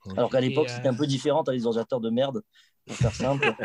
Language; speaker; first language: French; native; French